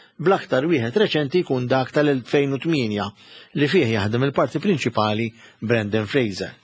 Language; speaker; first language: Maltese; native; Maltese